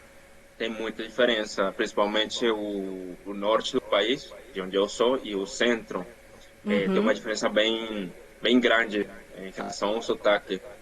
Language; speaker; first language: Portuguese; non-native, fluent; Spanish